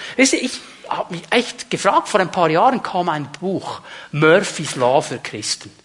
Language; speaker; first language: German; native; German